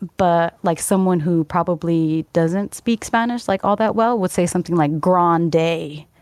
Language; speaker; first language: English; native; English